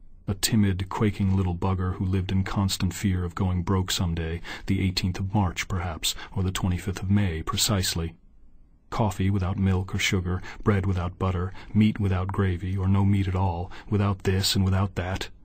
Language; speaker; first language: English; native; English